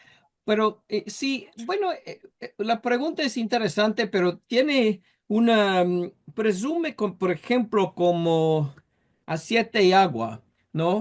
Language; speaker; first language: Spanish; non-native, fluent; English